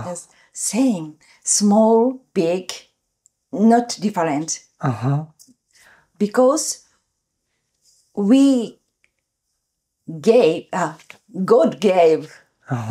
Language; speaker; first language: English; non-native, learner; Japanese